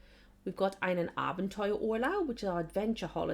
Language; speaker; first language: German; non-native, fluent; English